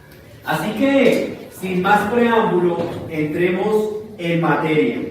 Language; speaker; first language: Spanish; native; Spanish